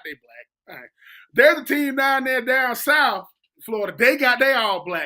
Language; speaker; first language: English; native; English